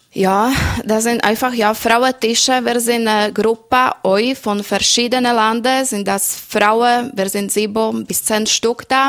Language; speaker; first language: German; non-native, learner; Slovak